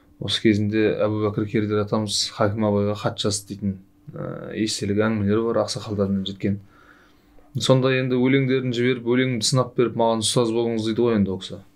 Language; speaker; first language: Kazakh; native; Kazakh